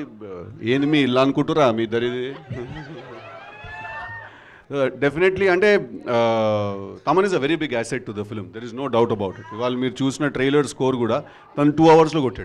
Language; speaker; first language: Telugu; native; Telugu